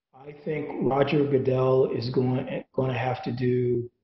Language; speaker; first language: English; native; English